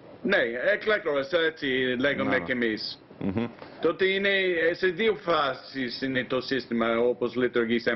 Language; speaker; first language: Greek; non-native, fluent; English